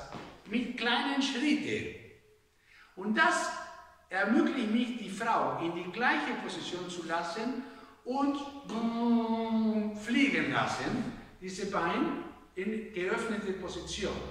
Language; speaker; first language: German; non-native, fluent; Spanish